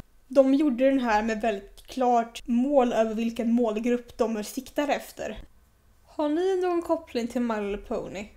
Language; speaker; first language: Swedish; native; Swedish